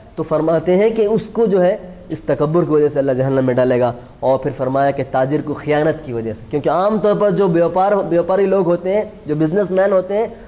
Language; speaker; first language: Urdu; native; Urdu